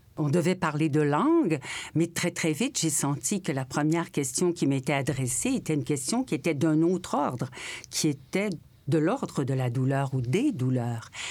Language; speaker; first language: French; native; French